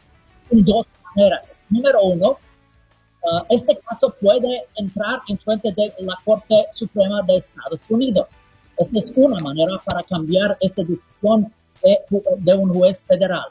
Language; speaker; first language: Spanish; non-native, fluent; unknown